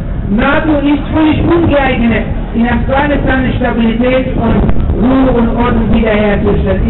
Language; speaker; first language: German; non-native, fluent; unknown